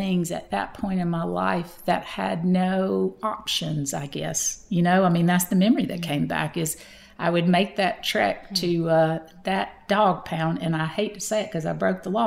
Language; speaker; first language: English; native; English